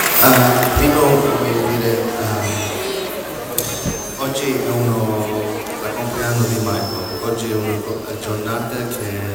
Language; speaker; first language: Italian; non-native, learner; English